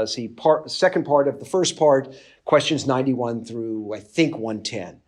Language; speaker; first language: English; native; English